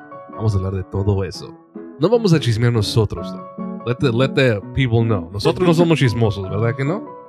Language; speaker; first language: Spanish; early bilingual, heritage; Spanish